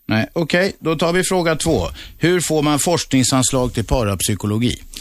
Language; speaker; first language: Swedish; native; Swedish